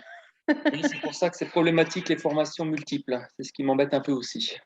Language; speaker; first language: French; native; French